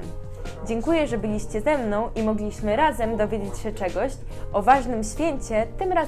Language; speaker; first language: Polish; native; Polish